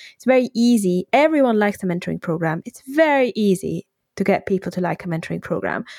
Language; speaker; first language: English; non-native, fluent; Swiss German